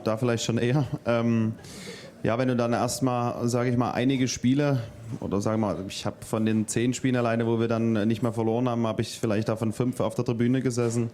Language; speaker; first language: German; native; German